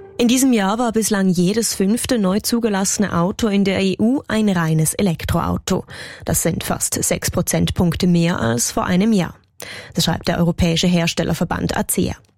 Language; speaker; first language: German; native; German